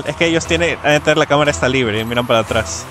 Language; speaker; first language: Spanish; native; Spanish